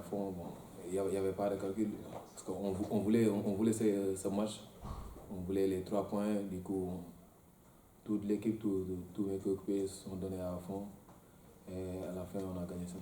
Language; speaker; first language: French; non-native, local second language; Bambara